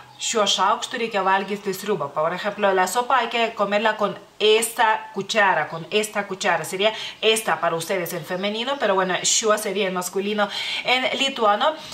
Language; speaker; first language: Spanish; non-native, fluent; Lithuanian